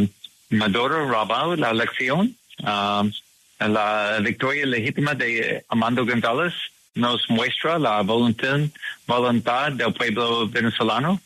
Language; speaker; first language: Spanish; non-native, learner; English